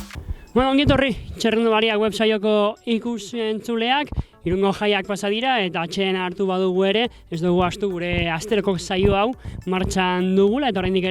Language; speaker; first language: Basque; native; Basque